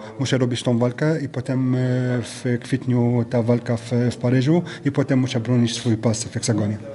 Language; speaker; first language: Polish; non-native, fluent; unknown